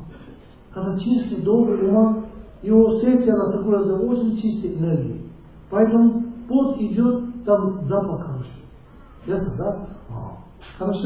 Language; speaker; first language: Russian; non-native, learner; Tibetan